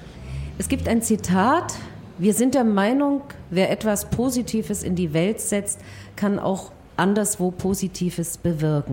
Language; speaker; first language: German; native; German